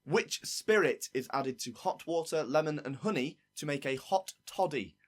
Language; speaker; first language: English; native; English